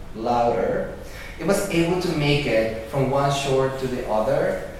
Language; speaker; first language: English; early bilingual, other home language; Spanish